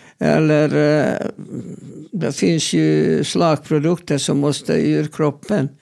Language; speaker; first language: Swedish; non-native, fluent; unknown